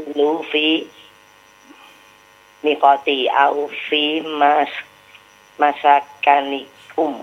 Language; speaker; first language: Arabic; non-native, learner; Indonesian